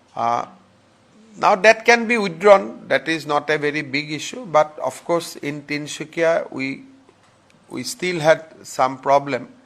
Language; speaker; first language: English; non-native, local second language; Assamese